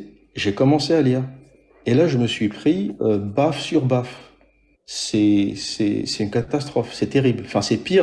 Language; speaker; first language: French; native; French